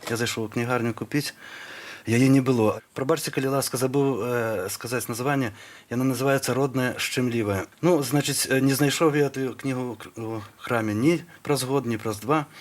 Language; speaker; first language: Belarusian; native; Belarusian